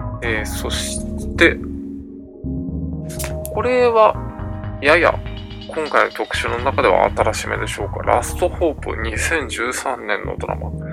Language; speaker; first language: Japanese; native; Japanese